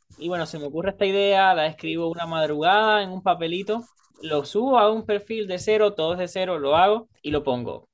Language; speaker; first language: Spanish; native; Spanish